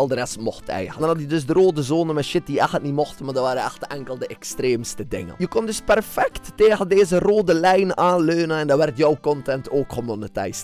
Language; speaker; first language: Dutch; native; Dutch